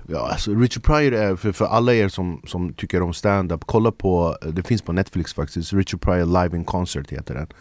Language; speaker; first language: Swedish; early bilingual, other home language; Kurdish